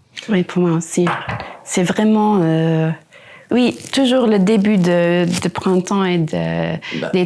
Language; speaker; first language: French; non-native, local second language; Luxembourgish